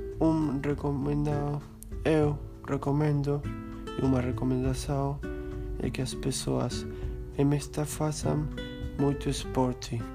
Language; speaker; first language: Portuguese; non-native, learner; Spanish